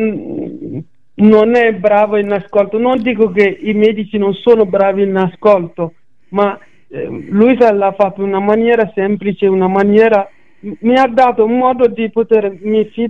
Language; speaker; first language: Italian; non-native, fluent; Bambara